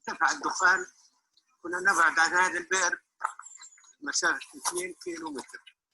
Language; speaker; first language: Arabic; native; Arabic